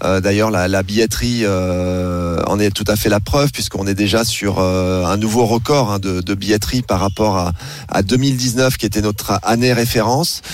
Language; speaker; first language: French; native; French